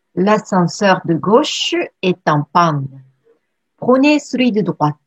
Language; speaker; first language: French; non-native, fluent; Japanese